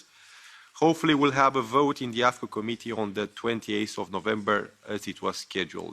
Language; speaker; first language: English; non-native, fluent; Romanian